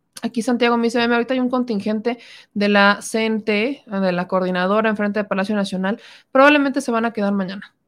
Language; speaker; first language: Spanish; native; Spanish